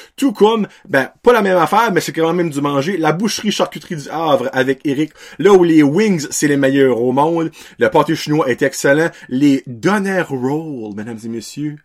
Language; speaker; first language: French; native; French